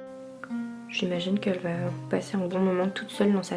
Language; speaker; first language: French; native; French